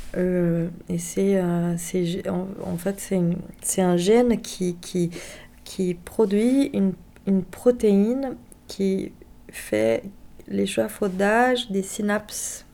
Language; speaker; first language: French; non-native, fluent; Portuguese